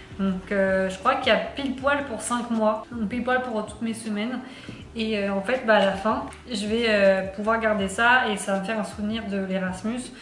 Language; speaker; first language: French; native; French